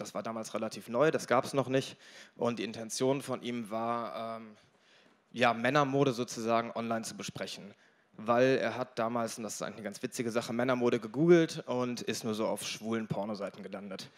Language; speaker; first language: German; native; German